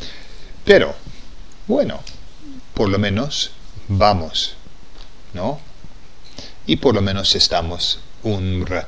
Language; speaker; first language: Spanish; non-native, fluent; English